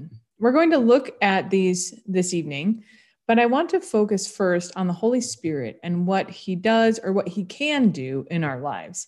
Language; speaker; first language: English; native; English